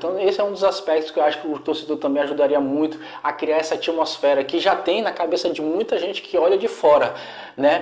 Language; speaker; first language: Portuguese; native; Portuguese